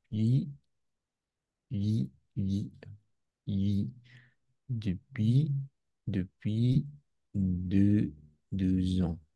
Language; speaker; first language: French; non-native, learner; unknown